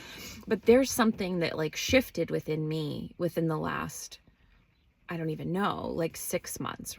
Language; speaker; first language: English; native; English